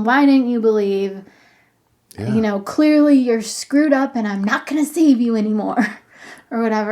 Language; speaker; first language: English; native; English